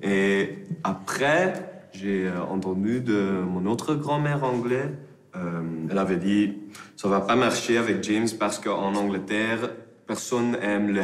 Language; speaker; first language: French; non-native, local second language; Dutch